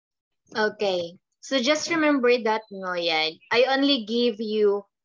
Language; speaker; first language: English; non-native, fluent; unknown